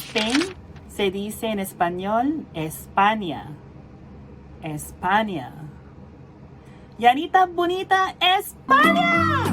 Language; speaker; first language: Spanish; non-native, fluent; Filipino